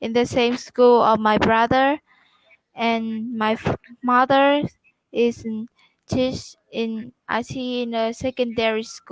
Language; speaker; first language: English; non-native, learner; Vietnamese